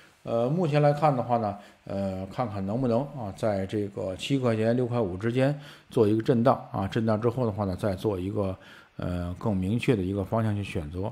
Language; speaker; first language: Chinese; native; Chinese